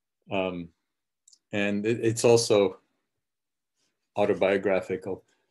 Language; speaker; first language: English; early bilingual, other home language; Czech